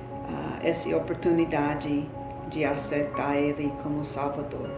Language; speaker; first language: Portuguese; non-native, fluent; English